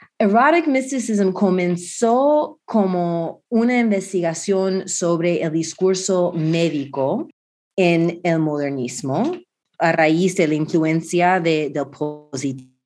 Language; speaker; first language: Spanish; non-native, fluent; English